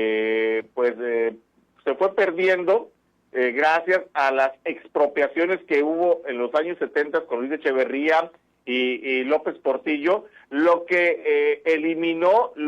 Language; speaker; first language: Spanish; native; Spanish